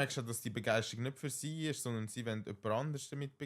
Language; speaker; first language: German; native; German